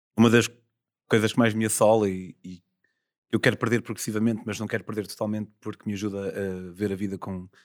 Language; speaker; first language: Portuguese; native; Portuguese